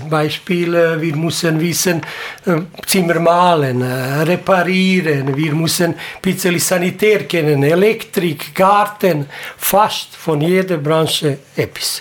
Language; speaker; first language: German; non-native, learner; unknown